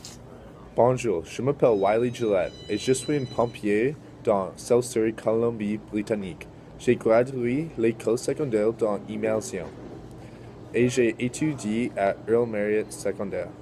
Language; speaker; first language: French; non-native, learner; English